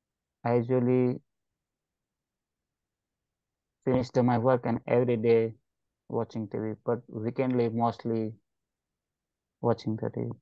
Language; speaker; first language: English; non-native, learner; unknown